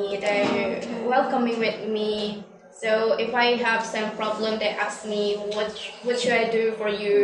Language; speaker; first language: English; non-native, learner; Indonesian